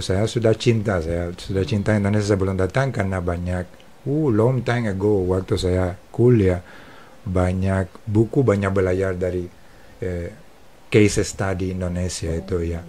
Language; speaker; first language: Indonesian; non-native, fluent; Spanish